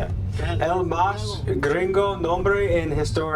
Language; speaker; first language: Spanish; non-native, learner; English